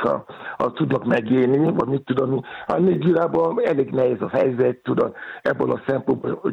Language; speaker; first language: Hungarian; non-native, learner; Yoruba